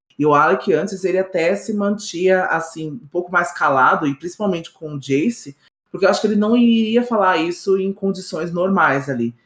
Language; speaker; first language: Portuguese; native; Portuguese